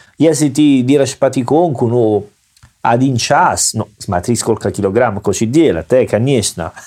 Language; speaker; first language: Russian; non-native, fluent; Italian